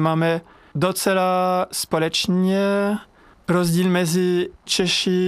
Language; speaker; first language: Czech; non-native, learner; French